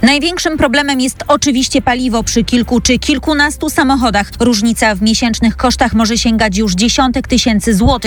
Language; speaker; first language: Polish; native; Polish